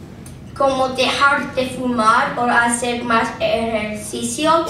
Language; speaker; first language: Spanish; non-native, learner; English